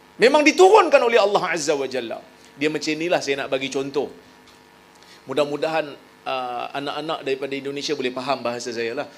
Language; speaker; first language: Malay; native; Malay